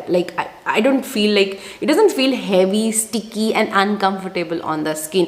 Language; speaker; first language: English; non-native, local second language; Hindi